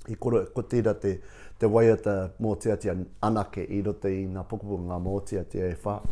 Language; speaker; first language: Māori; non-native, local second language; English